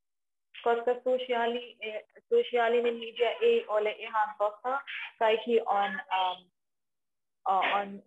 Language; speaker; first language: Finnish; non-native, learner; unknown